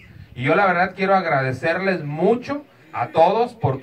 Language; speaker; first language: Spanish; native; Spanish